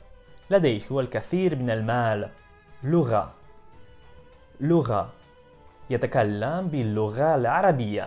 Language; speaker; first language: Arabic; non-native, fluent; Polish